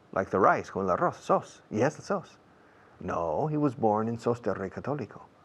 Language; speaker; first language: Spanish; non-native, fluent; English